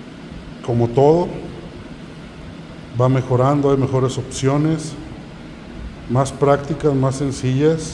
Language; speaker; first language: Spanish; native; Spanish